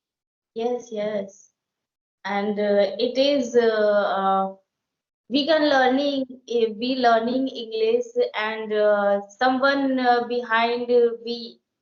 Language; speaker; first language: English; non-native, learner; Hindi